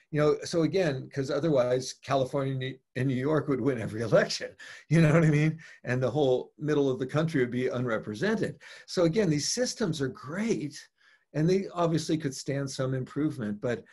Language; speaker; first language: English; native; English